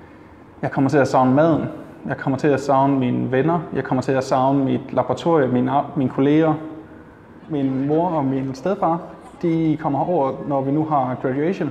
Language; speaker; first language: Danish; native; Danish